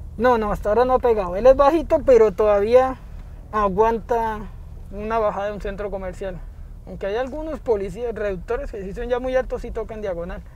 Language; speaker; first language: Spanish; native; Spanish